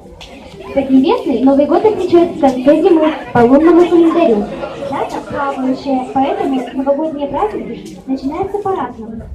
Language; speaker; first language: Russian; native; Russian